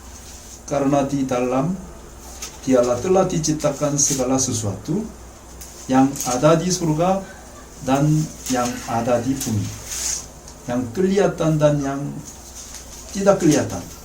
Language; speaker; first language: Indonesian; non-native, fluent; Korean